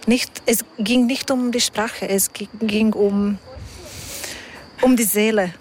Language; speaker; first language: German; non-native, fluent; Hungarian